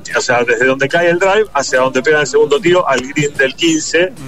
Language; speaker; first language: Spanish; native; Spanish